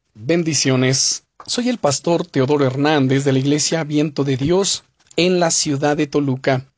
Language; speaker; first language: Spanish; native; Spanish